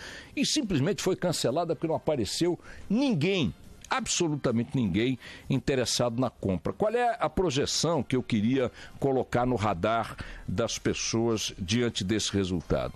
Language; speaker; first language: Portuguese; native; Portuguese